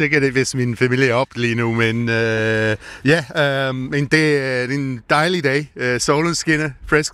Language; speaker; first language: Danish; non-native, fluent; English